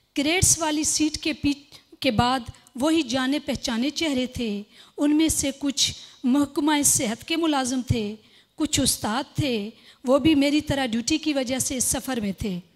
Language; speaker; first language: Urdu; non-native, local second language; Sindhi